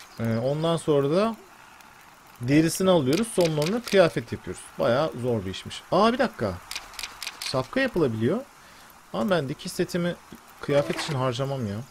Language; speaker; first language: Turkish; native; Turkish